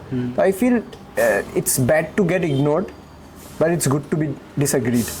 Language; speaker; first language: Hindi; non-native, local second language; Assamese